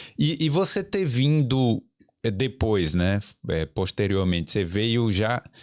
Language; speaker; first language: Portuguese; native; Portuguese